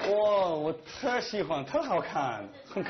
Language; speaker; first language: Chinese; non-native, learner; English